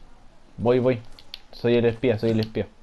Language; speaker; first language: Spanish; native; Spanish